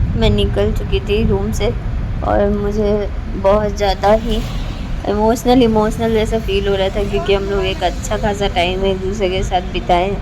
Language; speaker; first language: Hindi; native; Hindi